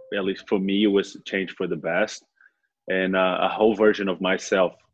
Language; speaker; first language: English; non-native, fluent; Portuguese